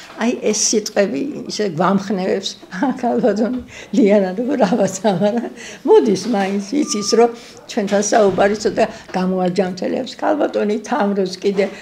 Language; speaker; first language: Georgian; native; Georgian